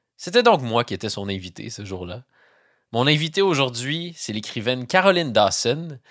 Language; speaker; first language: French; native; French